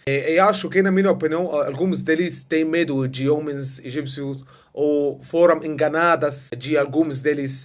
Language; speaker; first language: Portuguese; non-native, fluent; Arabic